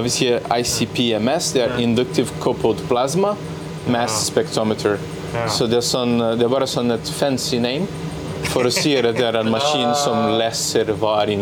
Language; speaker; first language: Norwegian; non-native, learner; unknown